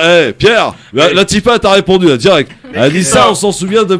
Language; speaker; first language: French; native; French